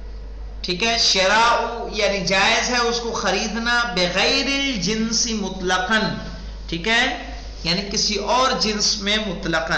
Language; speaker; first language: Urdu; native; Urdu